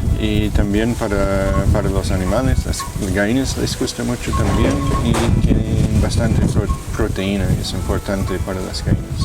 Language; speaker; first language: Spanish; non-native, fluent; English